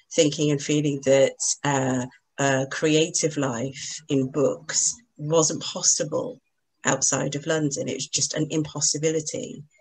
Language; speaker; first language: English; native; English